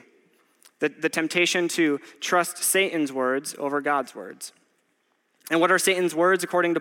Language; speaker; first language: English; native; English